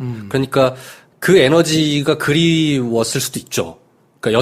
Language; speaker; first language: Korean; native; Korean